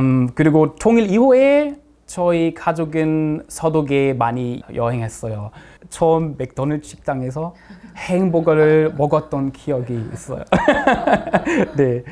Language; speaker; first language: Korean; non-native, fluent; German